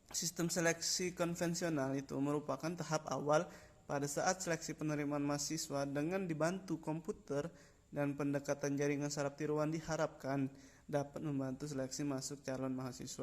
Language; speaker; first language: Indonesian; native; Indonesian